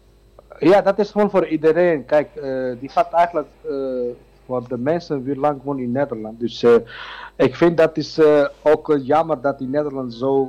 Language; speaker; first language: Dutch; non-native, learner; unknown